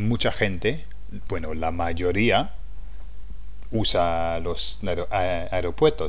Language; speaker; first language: Spanish; non-native, fluent; English